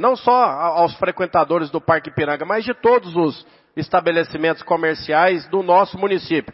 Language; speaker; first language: Portuguese; native; Portuguese